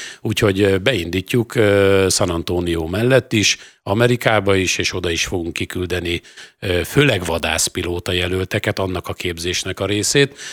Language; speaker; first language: Hungarian; native; Hungarian